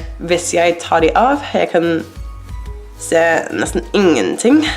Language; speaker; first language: Norwegian; non-native, learner; English